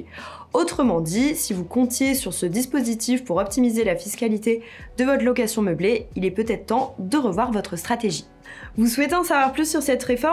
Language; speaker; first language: French; native; French